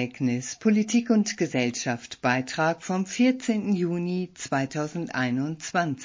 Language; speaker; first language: German; native; German